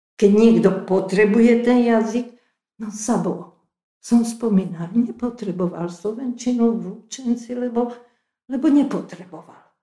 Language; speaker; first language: Slovak; non-native, local second language; Hungarian